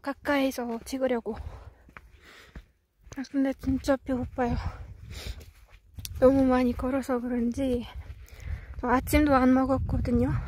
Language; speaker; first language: Korean; non-native, learner; Kazakh